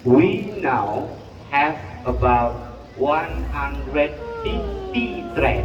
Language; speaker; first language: English; non-native, learner; Indonesian